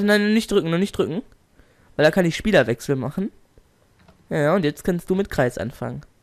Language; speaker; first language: German; native; German